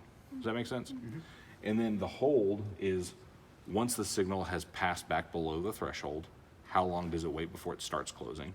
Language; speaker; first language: English; native; English